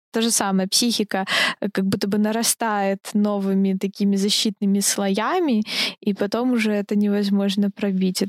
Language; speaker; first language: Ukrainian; non-native, local second language; Russian